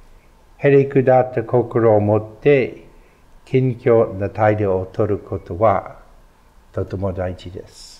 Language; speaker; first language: Japanese; non-native, fluent; English